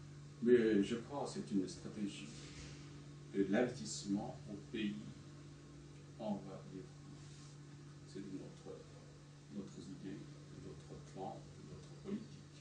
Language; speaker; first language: French; non-native, fluent; Chinese